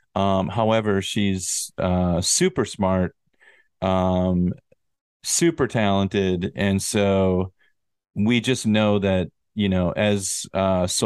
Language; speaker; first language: English; native; English